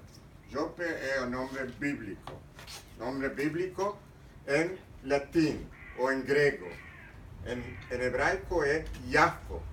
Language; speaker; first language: Portuguese; non-native, fluent; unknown